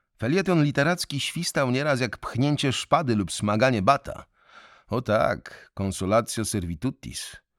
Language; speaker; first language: Polish; native; Polish